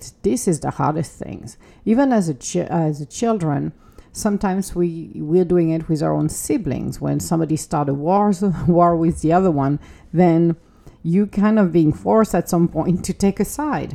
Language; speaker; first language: English; non-native, fluent; French